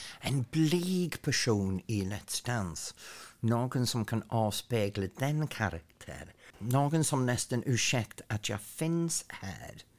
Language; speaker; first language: Swedish; non-native, fluent; English